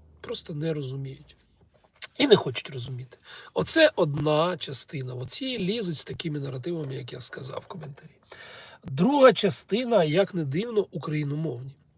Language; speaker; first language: Ukrainian; non-native, local second language; Russian